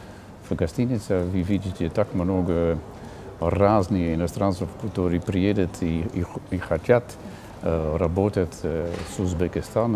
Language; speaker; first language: Russian; non-native, learner; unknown